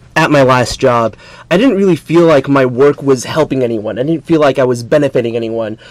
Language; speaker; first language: English; native; English